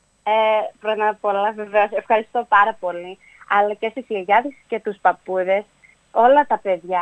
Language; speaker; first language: Greek; early bilingual, heritage; Greek